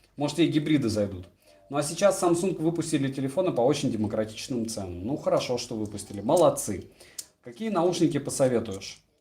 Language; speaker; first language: Russian; native; Russian